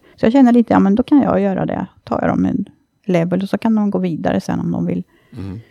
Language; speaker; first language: Swedish; native; Swedish